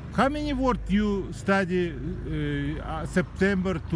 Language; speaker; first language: English; non-native, learner; Russian